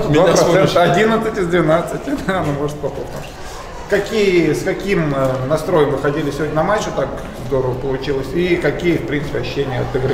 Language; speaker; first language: Russian; native; Russian